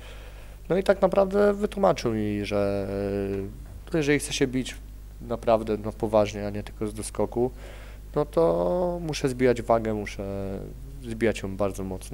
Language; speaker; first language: Polish; native; Polish